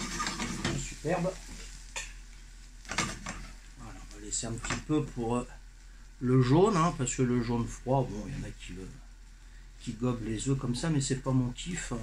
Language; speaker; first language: French; native; French